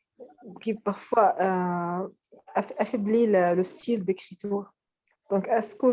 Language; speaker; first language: French; non-native, fluent; Arabic